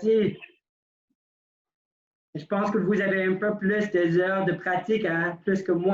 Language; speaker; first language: French; non-native, local second language; English